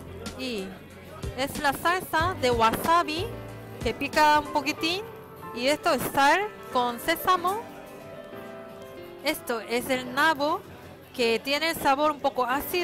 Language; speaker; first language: Spanish; non-native, fluent; Korean